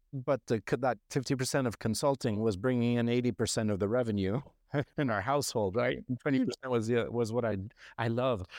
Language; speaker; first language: English; non-native, fluent; French